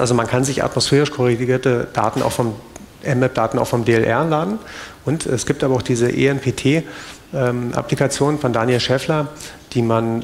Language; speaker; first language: German; native; German